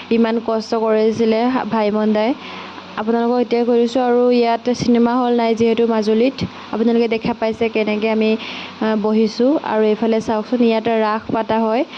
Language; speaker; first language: Assamese; non-native, local second language; Mising